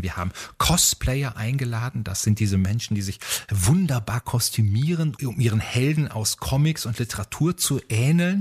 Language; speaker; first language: German; native; German